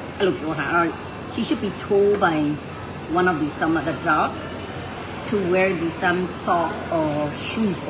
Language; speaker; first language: English; non-native, learner; Burmese